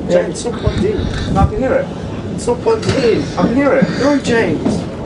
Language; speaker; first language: English; native; English